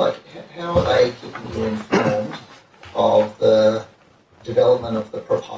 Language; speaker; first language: English; native; English